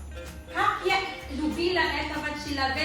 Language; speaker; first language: Russian; non-native, local second language; Tajik